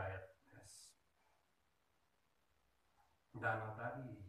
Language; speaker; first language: Indonesian; early bilingual, heritage; Dutch